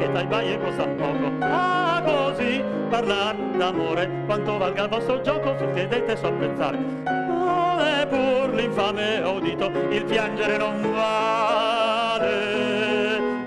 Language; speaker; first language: Italian; native; Italian